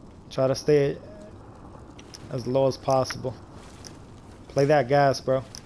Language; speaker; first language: English; early bilingual, other home language; Spanish